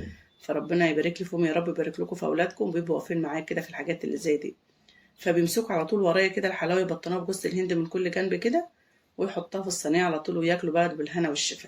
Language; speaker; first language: Arabic; native; Arabic